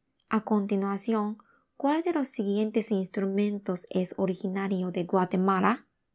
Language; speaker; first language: Spanish; non-native, fluent; Japanese